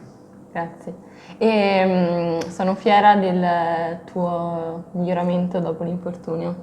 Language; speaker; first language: Italian; native; Italian